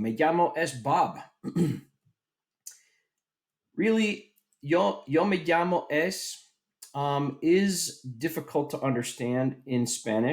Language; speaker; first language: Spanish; non-native, fluent; English